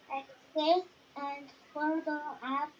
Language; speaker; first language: English; non-native, learner; Chinese